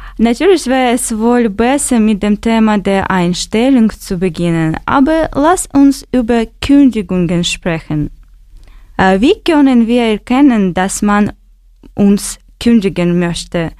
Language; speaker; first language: German; non-native, learner; Russian